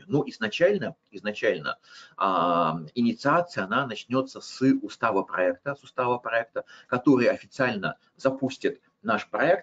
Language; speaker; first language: Russian; native; Russian